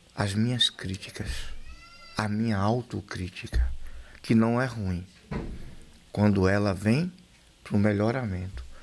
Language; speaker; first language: Portuguese; native; Portuguese